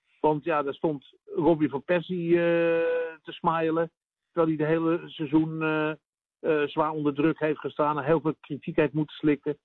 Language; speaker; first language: Dutch; native; Dutch